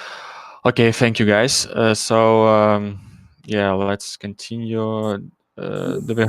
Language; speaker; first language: English; non-native, learner; Russian